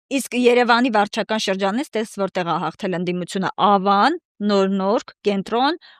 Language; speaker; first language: Armenian; native; Armenian